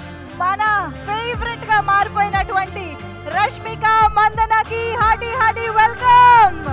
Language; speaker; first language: Telugu; native; Telugu